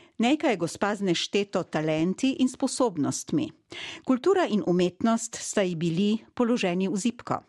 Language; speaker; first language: Slovenian; native; Slovenian